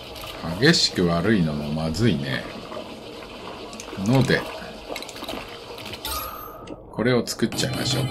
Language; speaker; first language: Japanese; native; Japanese